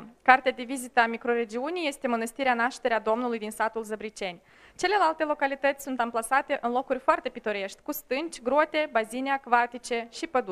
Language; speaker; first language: Romanian; native; Romanian